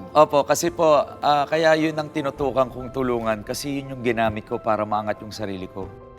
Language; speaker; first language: Filipino; native; Filipino